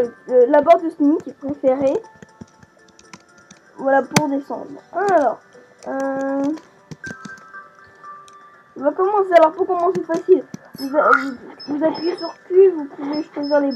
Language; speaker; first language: French; native; French